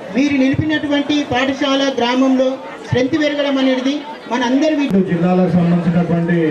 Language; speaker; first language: Telugu; native; Telugu